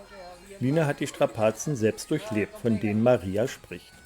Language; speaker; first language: German; native; German